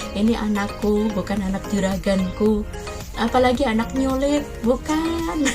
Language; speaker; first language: Indonesian; non-native, local second language; Javanese